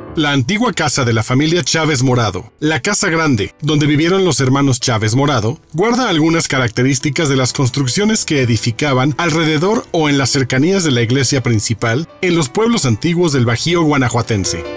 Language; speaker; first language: Spanish; native; Spanish